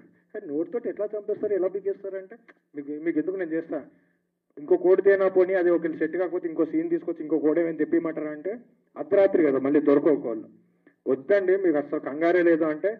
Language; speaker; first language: Telugu; native; Telugu